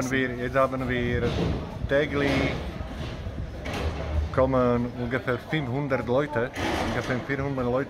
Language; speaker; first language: German; non-native, learner; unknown